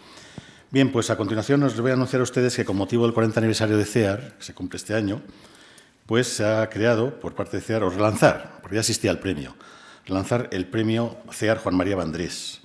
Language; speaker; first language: Spanish; native; Spanish